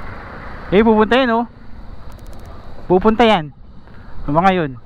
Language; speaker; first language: Filipino; native; Filipino